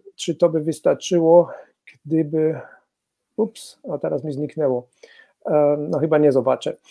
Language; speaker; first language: Polish; non-native, fluent; German